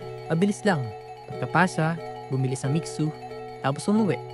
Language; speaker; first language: Filipino; native; Filipino